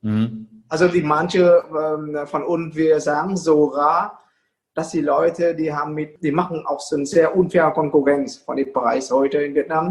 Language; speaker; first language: German; non-native, fluent; Vietnamese